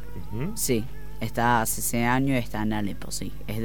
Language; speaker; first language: Spanish; non-native, learner; Arabic